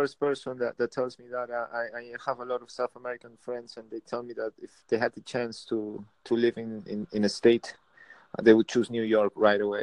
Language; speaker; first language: English; early bilingual, other home language; Spanish